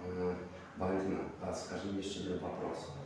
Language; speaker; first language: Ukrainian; non-native, learner; Polish